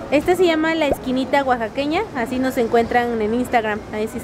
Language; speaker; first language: Spanish; native; Spanish